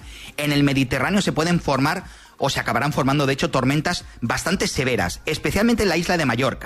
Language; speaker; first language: Spanish; native; Spanish